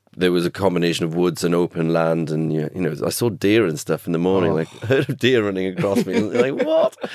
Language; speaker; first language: English; native; English